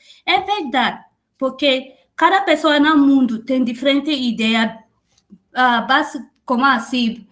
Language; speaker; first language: Portuguese; non-native, learner; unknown